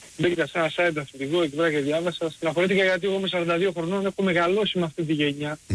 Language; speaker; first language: Greek; early bilingual, heritage; Greek